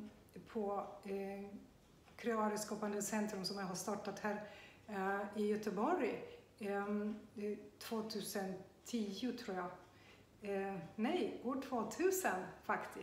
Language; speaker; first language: Swedish; non-native, fluent; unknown